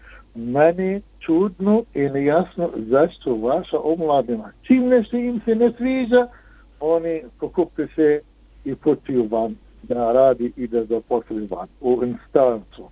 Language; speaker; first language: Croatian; non-native, fluent; Arabic